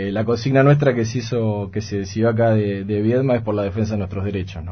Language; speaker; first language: Spanish; native; Spanish